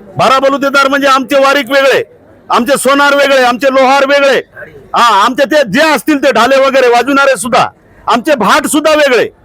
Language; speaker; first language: Marathi; non-native, local second language; Lambadi